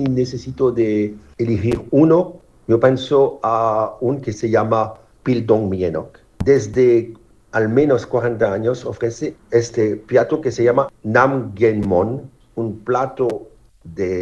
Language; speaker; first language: Spanish; non-native, fluent; French